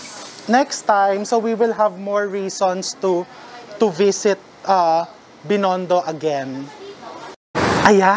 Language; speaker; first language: English; non-native, local second language; Filipino